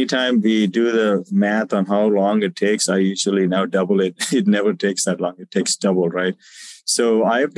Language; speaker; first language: English; non-native, local second language; Tamil